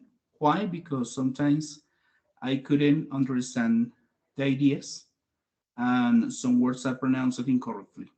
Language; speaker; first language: English; non-native, fluent; Spanish